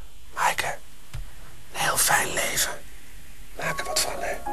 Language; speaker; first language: Dutch; native; Dutch